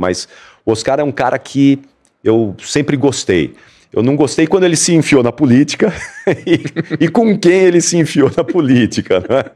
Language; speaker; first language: Portuguese; native; Portuguese